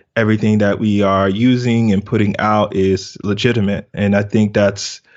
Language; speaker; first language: English; native; English